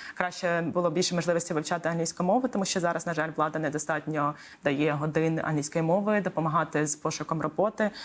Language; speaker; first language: Ukrainian; native; Ukrainian